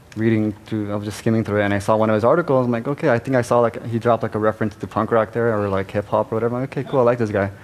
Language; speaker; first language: English; native; English